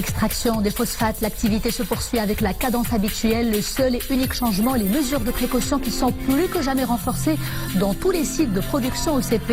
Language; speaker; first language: French; non-native, local second language; Arabic